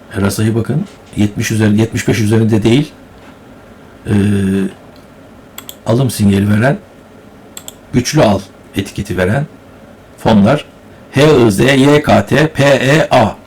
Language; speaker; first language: Turkish; native; Turkish